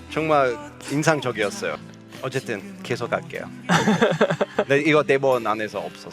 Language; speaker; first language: Korean; non-native, learner; English